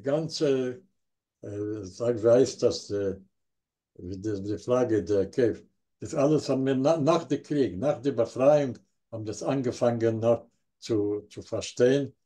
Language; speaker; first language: German; non-native, learner; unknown